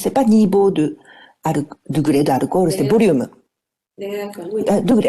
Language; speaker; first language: French; non-native, fluent; Japanese